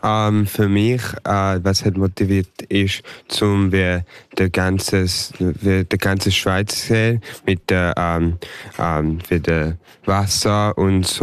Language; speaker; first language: German; early bilingual, heritage; English